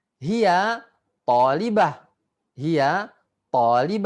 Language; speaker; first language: Arabic; non-native, fluent; Indonesian